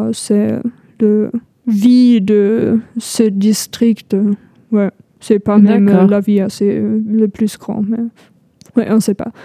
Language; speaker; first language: French; non-native, fluent; German